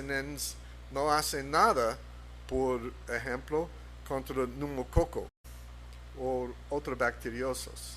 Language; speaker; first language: Spanish; non-native, fluent; English